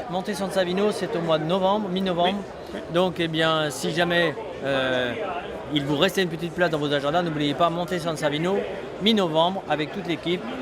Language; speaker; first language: French; native; French